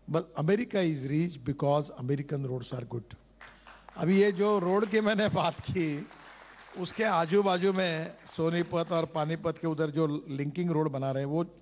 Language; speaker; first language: Hindi; non-native, local second language; Marathi